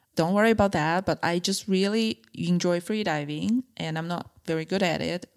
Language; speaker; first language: English; non-native, fluent; Chinese